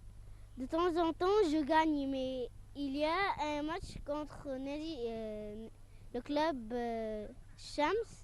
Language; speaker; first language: French; non-native, local second language; Arabic